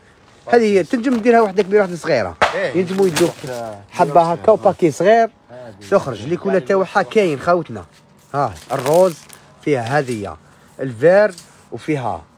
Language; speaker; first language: Arabic; native; Arabic